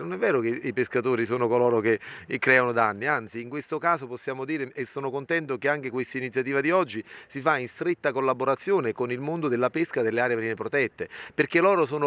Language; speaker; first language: Italian; native; Italian